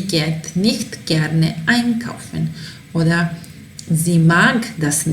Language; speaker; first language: German; non-native, fluent; Serbian